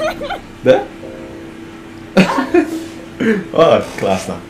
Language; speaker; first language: Russian; non-native, learner; Indonesian